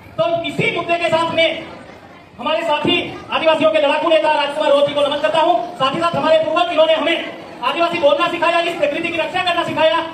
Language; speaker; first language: Hindi; non-native, local second language; Bhili